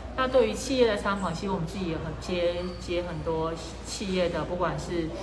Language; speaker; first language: Chinese; native; Chinese